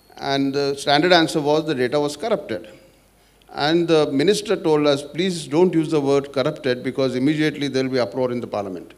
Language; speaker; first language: English; non-native, local second language; Marathi